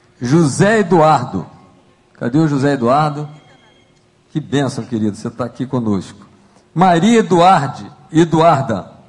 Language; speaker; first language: Portuguese; native; Portuguese